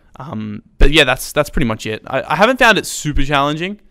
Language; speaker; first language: English; native; English